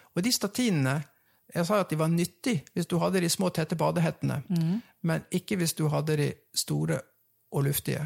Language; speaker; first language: Norwegian; native; Norwegian